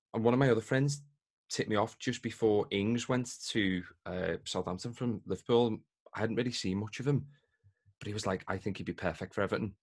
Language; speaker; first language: English; native; English